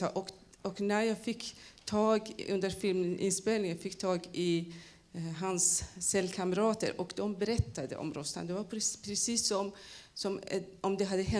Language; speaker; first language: Swedish; non-native, fluent; Persian